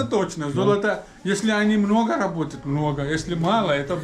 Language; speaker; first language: Russian; non-native, learner; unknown